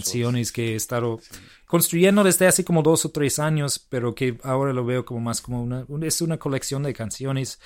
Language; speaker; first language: Spanish; non-native, fluent; English